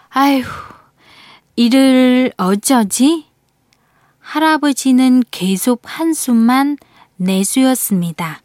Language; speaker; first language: Korean; non-native, fluent; Vietnamese